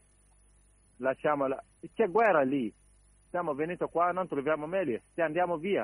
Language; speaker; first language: Italian; non-native, learner; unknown